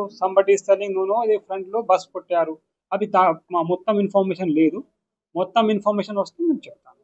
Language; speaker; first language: Telugu; non-native, local second language; Urdu